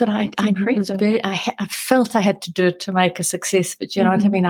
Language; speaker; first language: English; native; English